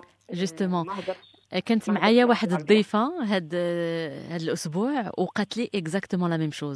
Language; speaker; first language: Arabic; native; Arabic